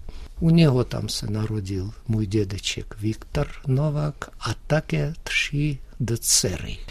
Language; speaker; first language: Czech; early bilingual, heritage; Russian